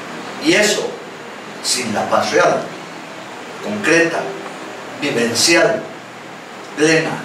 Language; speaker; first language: Spanish; native; Spanish